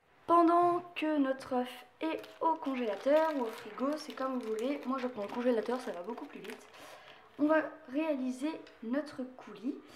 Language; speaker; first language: French; native; French